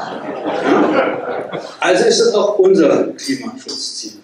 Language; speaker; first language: German; native; German